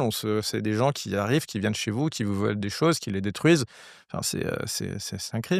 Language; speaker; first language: French; native; French